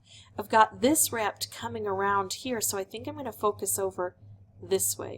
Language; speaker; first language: English; native; English